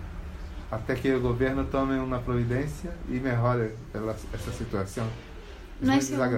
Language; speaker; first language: Spanish; non-native, learner; Portuguese